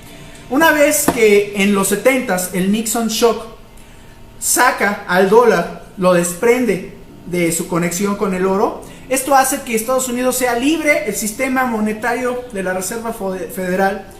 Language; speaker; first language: Spanish; native; Spanish